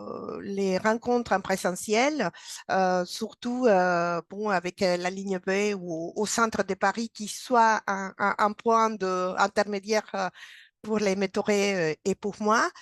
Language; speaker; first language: French; non-native, fluent; Spanish